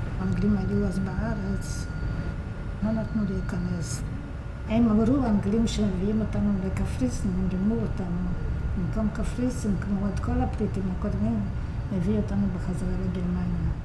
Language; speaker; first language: Hebrew; early bilingual, other home language; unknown